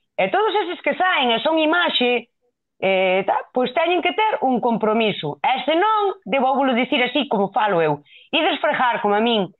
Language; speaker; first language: Galician; non-native, local second language; Spanish